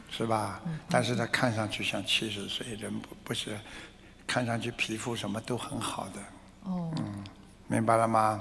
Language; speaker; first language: Chinese; non-native, local second language; Wu Chinese